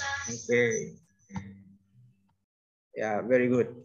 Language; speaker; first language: English; non-native, learner; Indonesian